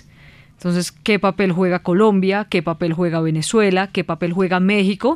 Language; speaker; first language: Spanish; native; Spanish